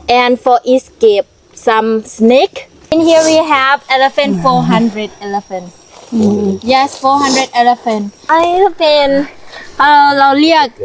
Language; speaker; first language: English; non-native, learner; Thai